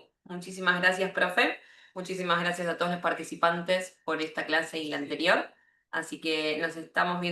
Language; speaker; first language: Spanish; native; Spanish